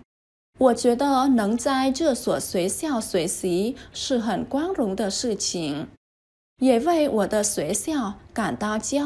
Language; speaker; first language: Chinese; non-native, learner; Vietnamese